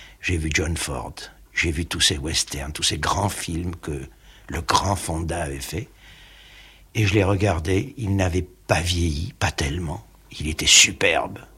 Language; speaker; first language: French; early bilingual, other home language; Armenian